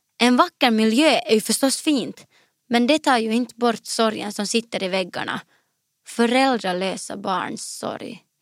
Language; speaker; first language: Swedish; native; Swedish